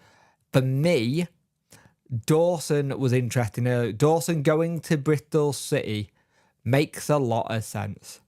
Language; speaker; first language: English; native; English